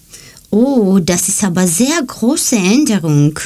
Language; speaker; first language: German; non-native, learner; Greek